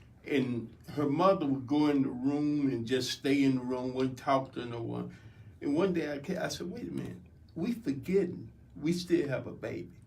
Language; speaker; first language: English; native; English